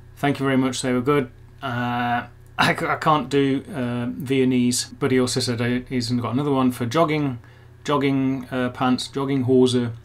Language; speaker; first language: English; native; English